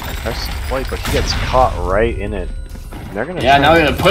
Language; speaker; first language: English; native; English